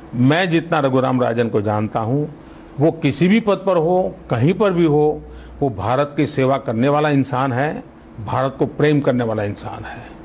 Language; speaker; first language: Hindi; non-native, local second language; Gujarati